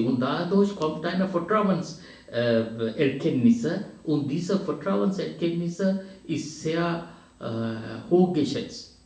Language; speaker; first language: German; non-native, fluent; Sinhala